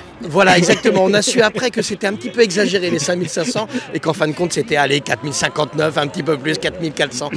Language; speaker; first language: French; native; French